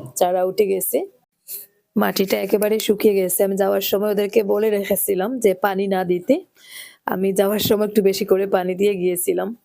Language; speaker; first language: Bangla; non-native, local second language; Sylheti